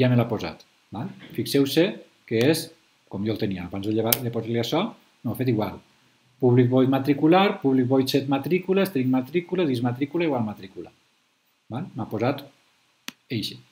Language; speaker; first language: Catalan; native; Catalan